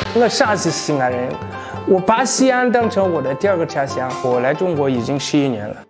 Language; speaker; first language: Chinese; non-native, fluent; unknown